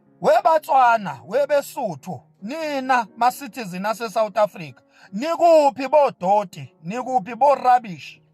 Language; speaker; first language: Zulu; native; Zulu